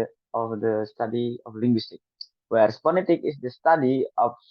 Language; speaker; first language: English; non-native, learner; Indonesian